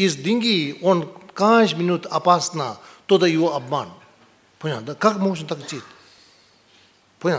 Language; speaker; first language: Russian; non-native, learner; Tibetan